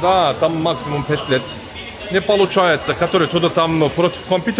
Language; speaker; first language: Russian; non-native, learner; Turkish